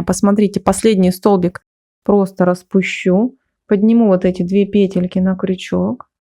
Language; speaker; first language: Russian; native; Russian